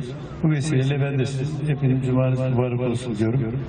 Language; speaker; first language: Turkish; native; Turkish